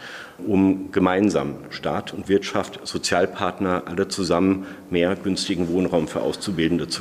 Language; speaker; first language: German; native; German